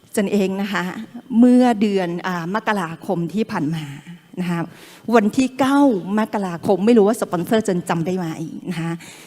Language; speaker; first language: Thai; non-native, local second language; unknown